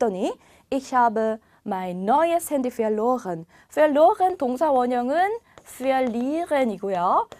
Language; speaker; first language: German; non-native, fluent; Korean